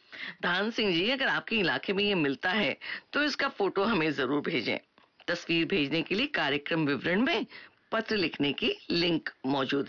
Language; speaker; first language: Hindi; native; Hindi